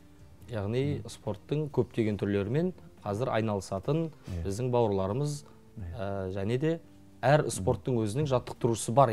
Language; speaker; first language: Kazakh; native; Kazakh